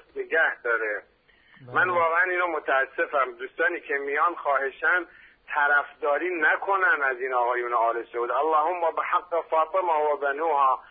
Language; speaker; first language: Persian; native; Persian